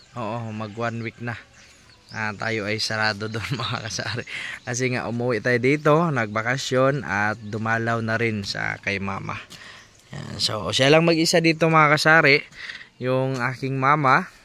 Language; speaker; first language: Filipino; non-native, local second language; Masbatenyo